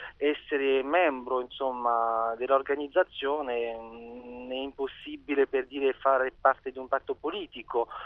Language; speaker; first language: Italian; non-native, fluent; French